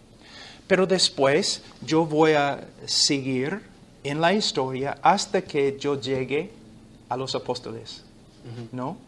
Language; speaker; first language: Spanish; non-native, fluent; English